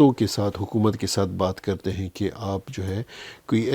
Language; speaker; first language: Urdu; native; Urdu